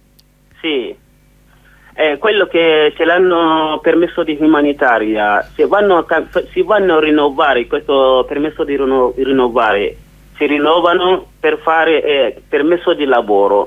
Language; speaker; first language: Italian; non-native, learner; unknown